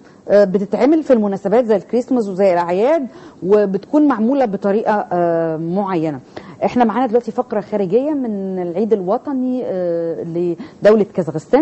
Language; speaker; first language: Arabic; native; Arabic